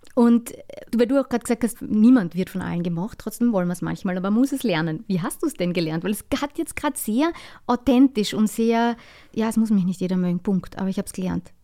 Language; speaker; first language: German; native; German